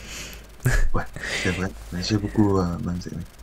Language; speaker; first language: French; non-native, learner; Korean